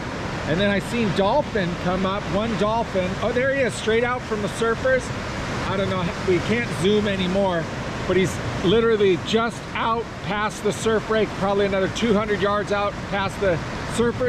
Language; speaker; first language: English; native; English